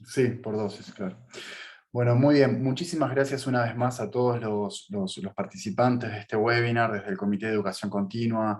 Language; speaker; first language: Spanish; native; Spanish